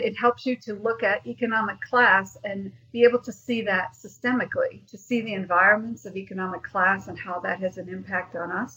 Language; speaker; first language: English; native; English